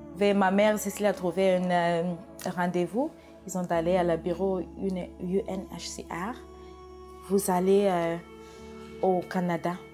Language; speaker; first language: French; non-native, fluent; Swahili